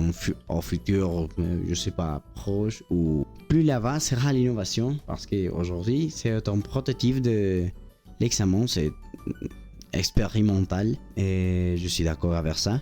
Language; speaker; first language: French; non-native, learner; Spanish